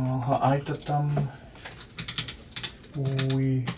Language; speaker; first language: Polish; native; Polish